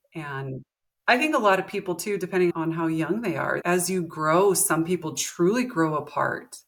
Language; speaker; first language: English; native; English